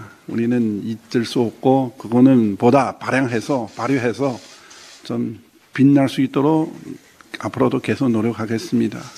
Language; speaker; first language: Korean; non-native, fluent; Chinese